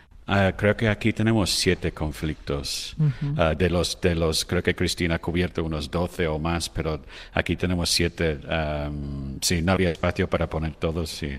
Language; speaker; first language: Spanish; non-native, fluent; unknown